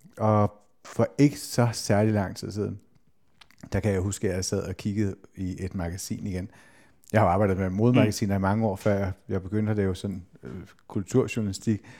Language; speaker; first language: Danish; native; Danish